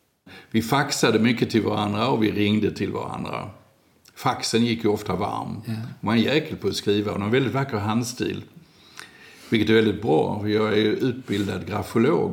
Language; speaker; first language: Swedish; native; Swedish